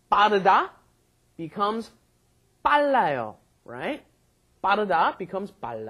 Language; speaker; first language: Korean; non-native, fluent; English